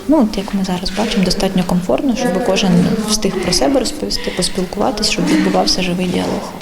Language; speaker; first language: Ukrainian; native; Ukrainian